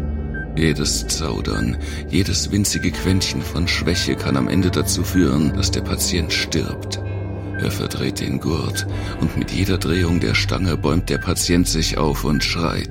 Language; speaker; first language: German; native; German